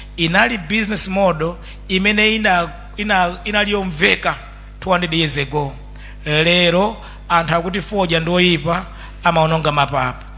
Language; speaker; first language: Nyanja; native; Nyanja